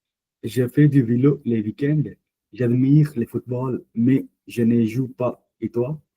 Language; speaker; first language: French; non-native, fluent; Hindi